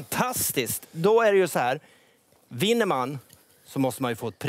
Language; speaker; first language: Swedish; native; Swedish